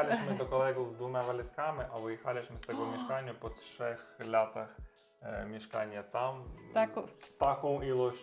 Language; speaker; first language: Polish; non-native, learner; Russian